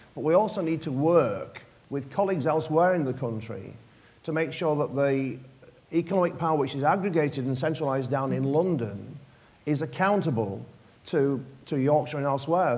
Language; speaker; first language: English; native; English